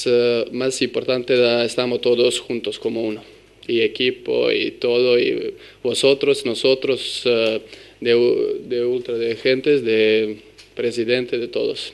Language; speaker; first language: Spanish; non-native, learner; Serbian